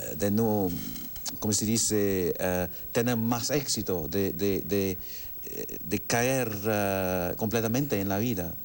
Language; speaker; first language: Spanish; non-native, fluent; English